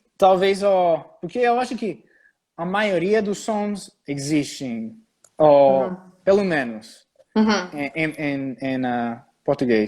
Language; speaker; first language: Portuguese; non-native, fluent; English